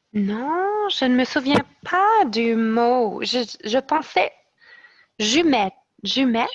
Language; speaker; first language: French; non-native, learner; English